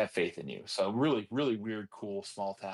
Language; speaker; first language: English; native; English